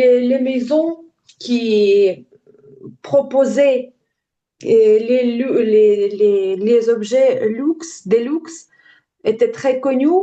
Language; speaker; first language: French; non-native, learner; Ukrainian